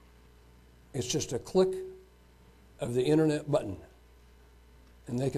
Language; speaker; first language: English; native; English